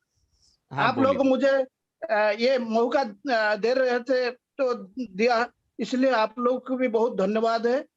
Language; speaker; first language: Hindi; non-native, local second language; Odia